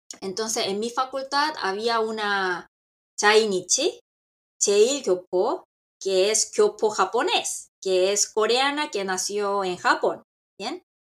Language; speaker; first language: Spanish; non-native, fluent; Korean